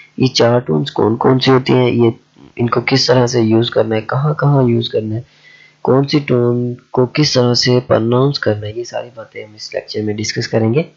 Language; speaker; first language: Urdu; native; Urdu